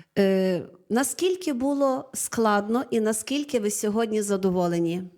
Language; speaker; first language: Ukrainian; native; Ukrainian